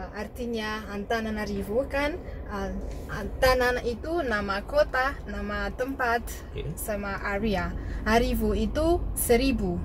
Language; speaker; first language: Indonesian; non-native, learner; Malagasy